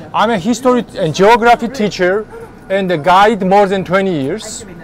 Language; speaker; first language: English; non-native, fluent; Georgian